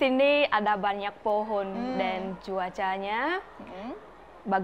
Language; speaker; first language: Indonesian; non-native, learner; Khmer